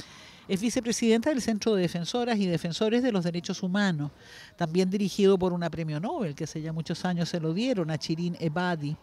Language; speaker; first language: Spanish; native; Spanish